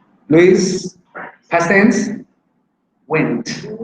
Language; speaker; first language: English; non-native, fluent; Spanish